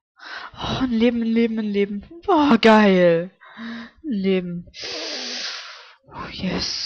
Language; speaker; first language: German; native; German